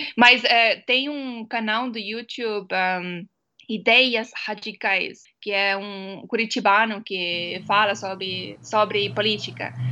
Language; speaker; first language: Portuguese; non-native, fluent; Estonian